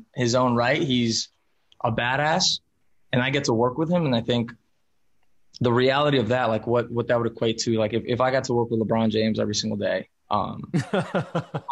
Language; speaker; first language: English; early bilingual, other home language; Spanish